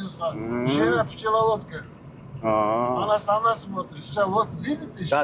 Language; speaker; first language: Russian; non-native, local second language; Uzbek